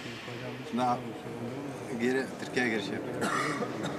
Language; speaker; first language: Turkish; non-native, learner; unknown